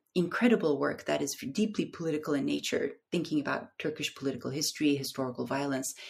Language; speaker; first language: English; non-native, fluent; Turkish